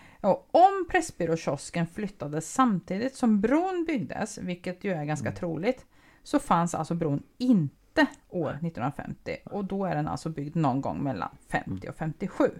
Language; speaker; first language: Swedish; native; Swedish